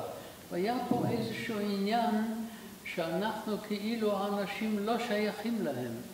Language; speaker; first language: Hebrew; non-native, fluent; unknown